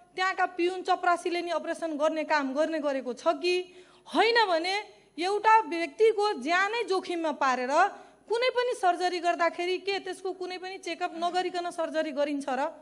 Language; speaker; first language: Nepali; non-native, local second language; Maithili